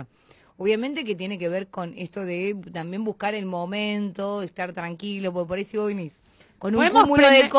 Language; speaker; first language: Spanish; native; Spanish